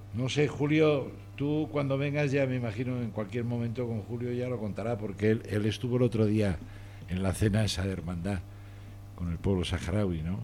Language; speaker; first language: Spanish; native; Spanish